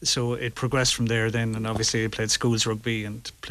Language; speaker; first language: English; native; English